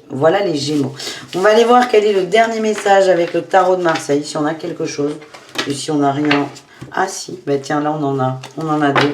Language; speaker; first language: French; native; French